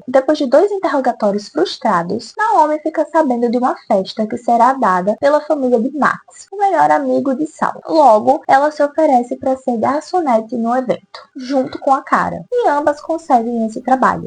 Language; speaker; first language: Portuguese; native; Portuguese